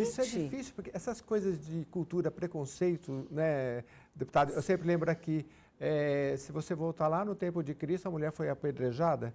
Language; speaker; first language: Portuguese; native; Portuguese